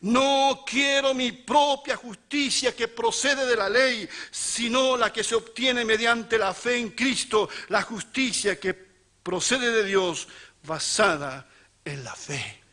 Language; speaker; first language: Spanish; native; Spanish